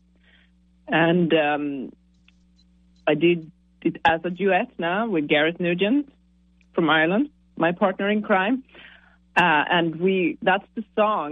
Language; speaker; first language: English; non-native, fluent; Swedish